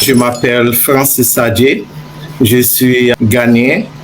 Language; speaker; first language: French; non-native, fluent; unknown